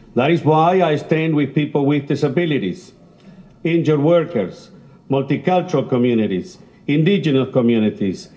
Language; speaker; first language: English; non-native, fluent; Spanish